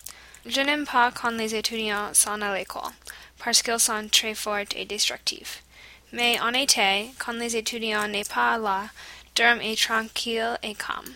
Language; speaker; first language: French; non-native, learner; English